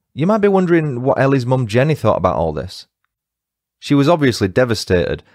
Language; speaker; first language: English; native; English